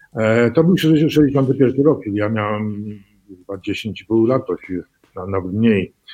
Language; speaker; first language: Polish; early bilingual, heritage; Polish